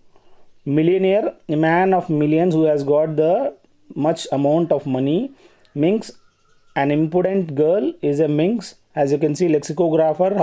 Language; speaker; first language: English; non-native, local second language; Telugu